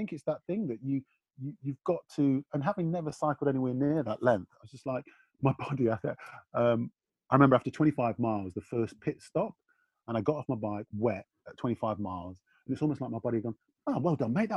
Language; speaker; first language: English; native; English